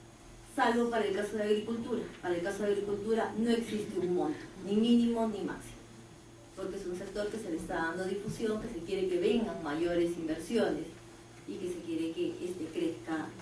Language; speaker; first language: Spanish; native; Spanish